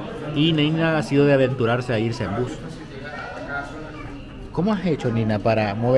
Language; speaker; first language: Spanish; native; Spanish